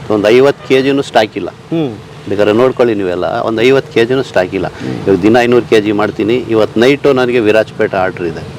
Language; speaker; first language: Kannada; native; Kannada